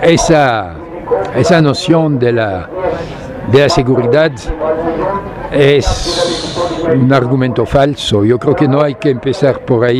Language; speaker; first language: Spanish; non-native, fluent; French